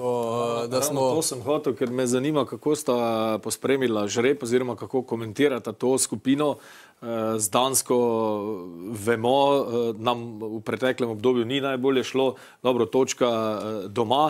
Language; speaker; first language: Slovenian; native; Slovenian